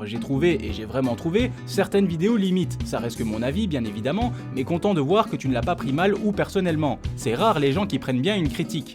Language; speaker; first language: French; native; French